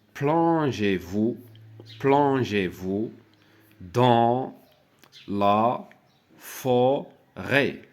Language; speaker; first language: French; non-native, local second language; Arabic